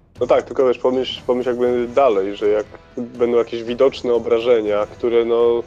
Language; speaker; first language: Polish; native; Polish